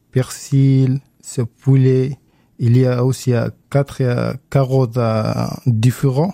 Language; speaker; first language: French; non-native, learner; Arabic